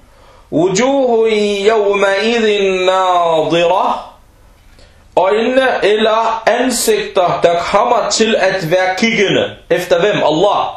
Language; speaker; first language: Danish; early bilingual, other home language; Arabic